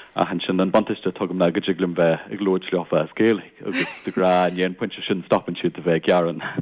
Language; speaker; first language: Irish; non-native, local second language; English